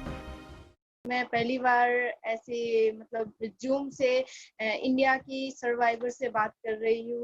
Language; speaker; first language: Hindi; non-native, fluent; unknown